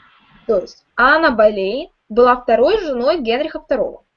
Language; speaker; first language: Russian; native; Russian